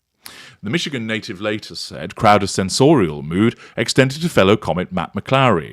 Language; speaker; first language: English; native; English